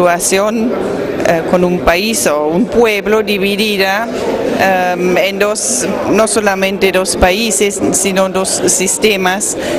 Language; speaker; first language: Spanish; non-native, fluent; German